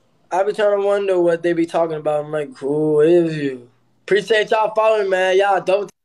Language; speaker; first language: English; early bilingual, other home language; Spanish